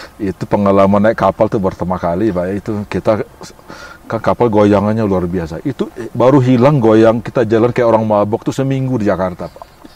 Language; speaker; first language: Indonesian; non-native, local second language; Minangkabau